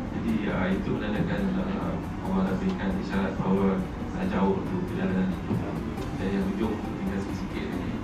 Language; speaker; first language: Malay; native; Malay